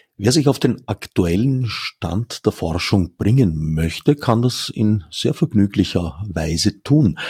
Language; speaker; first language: German; native; German